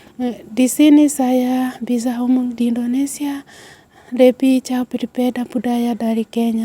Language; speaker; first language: Indonesian; non-native, learner; Swahili